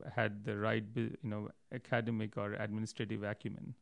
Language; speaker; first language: English; non-native, local second language; Hindi